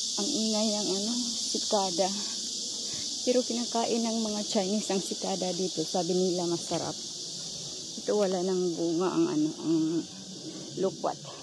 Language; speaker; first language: Filipino; non-native, local second language; Cebuano